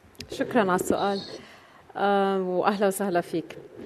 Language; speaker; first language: Arabic; native; Arabic